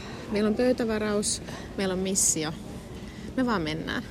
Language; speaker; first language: Finnish; native; Finnish